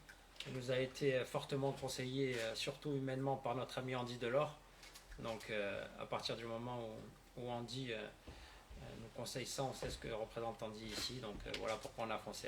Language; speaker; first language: French; native; French